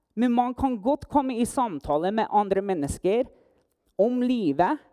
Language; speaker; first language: Norwegian; non-native, fluent; English